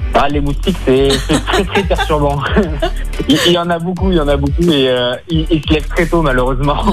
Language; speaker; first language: French; native; French